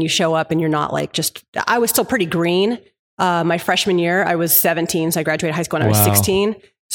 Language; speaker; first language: English; native; English